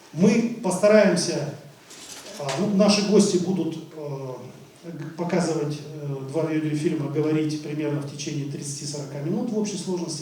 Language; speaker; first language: Russian; native; Russian